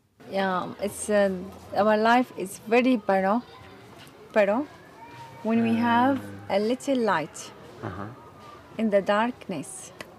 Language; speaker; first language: English; non-native, learner; Arabic